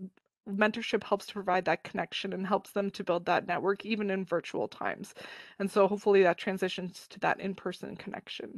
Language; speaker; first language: English; native; English